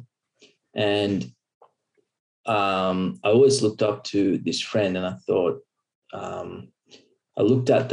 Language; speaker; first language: English; native; English